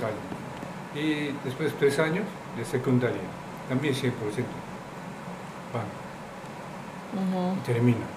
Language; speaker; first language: Spanish; non-native, learner; Japanese